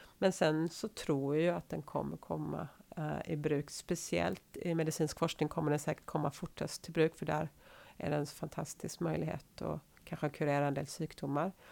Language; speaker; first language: Swedish; native; Swedish